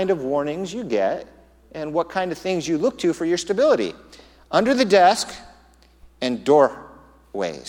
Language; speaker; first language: English; native; English